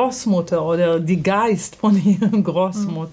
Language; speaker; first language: German; non-native, fluent; Hebrew